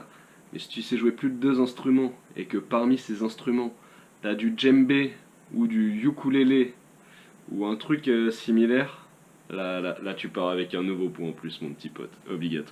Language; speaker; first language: French; native; French